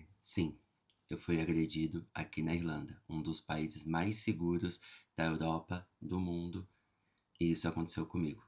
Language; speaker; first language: Portuguese; native; Portuguese